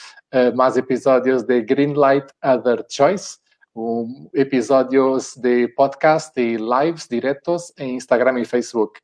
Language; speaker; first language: Spanish; non-native, fluent; Portuguese